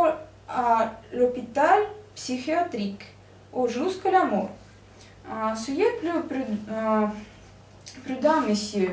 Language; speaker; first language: French; non-native, learner; Russian